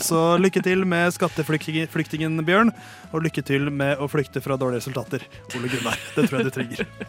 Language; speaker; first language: Norwegian; native; Norwegian